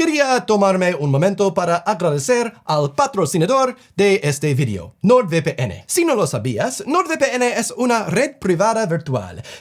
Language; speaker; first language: Spanish; non-native, learner; English